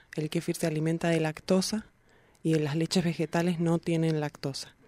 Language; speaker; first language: Spanish; native; Spanish